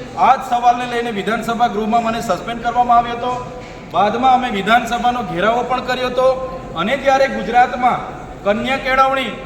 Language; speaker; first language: Gujarati; non-native, local second language; Vasavi